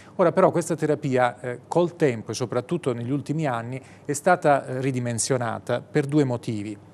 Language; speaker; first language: Italian; native; Italian